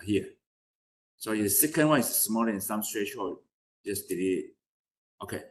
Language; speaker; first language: English; non-native, fluent; Chinese